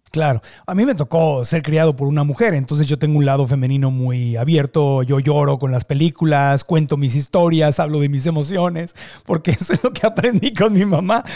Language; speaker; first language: Spanish; native; Spanish